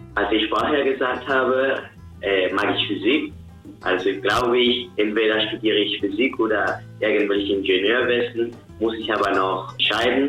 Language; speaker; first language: German; non-native, fluent; Spanish